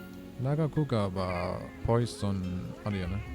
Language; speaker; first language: Japanese; non-native, learner; German